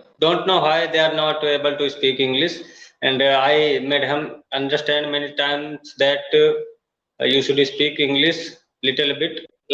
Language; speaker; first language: English; non-native, learner; Hindi